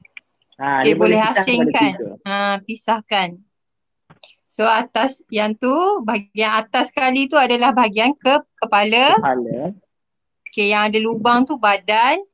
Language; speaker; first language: Malay; native; Malay